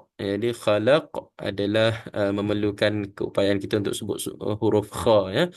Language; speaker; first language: Malay; native; Malay